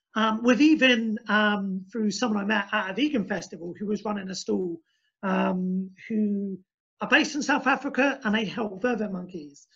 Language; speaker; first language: English; native; English